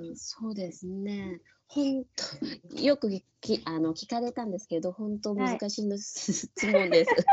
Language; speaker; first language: Japanese; non-native, fluent; Vietnamese